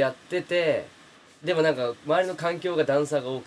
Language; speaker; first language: Japanese; native; Japanese